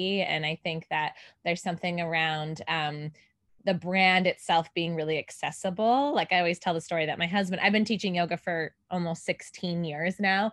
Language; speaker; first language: English; native; English